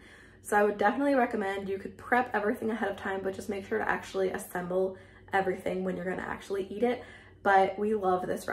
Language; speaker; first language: English; native; English